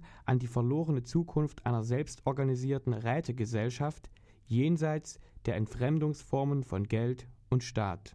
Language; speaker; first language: German; native; German